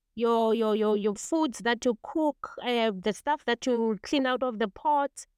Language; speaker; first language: English; non-native, local second language; Tswana